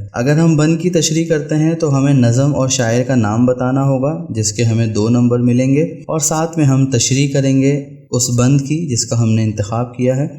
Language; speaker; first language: Urdu; native; Urdu